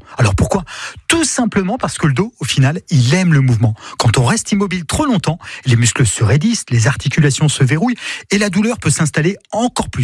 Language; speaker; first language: French; native; French